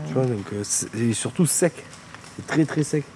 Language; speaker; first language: French; native; French